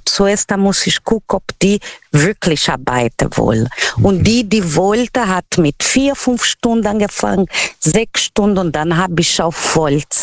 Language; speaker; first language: German; non-native, learner; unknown